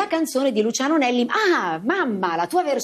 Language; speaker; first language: Italian; native; Italian